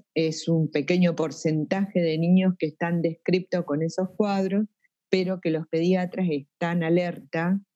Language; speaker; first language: Spanish; native; Spanish